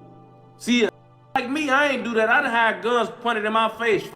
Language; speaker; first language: English; native; English